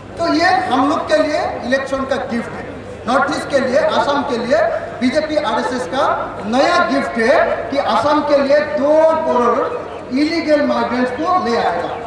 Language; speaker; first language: Hindi; non-native, local second language; Assamese